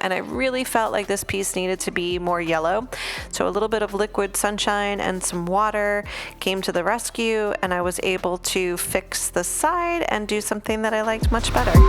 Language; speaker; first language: English; native; English